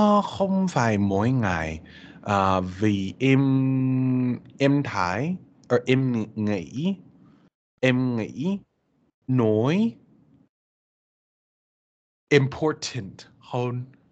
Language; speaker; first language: Vietnamese; non-native, learner; English